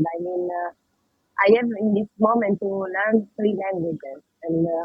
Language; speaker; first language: English; non-native, learner; Italian